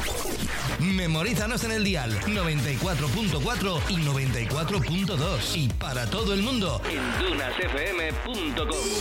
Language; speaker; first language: Spanish; native; Spanish